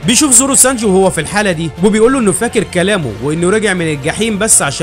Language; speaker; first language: Arabic; native; Arabic